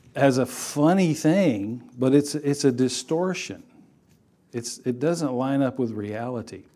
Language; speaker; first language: English; native; English